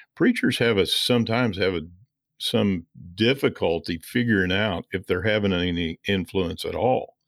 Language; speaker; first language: English; native; English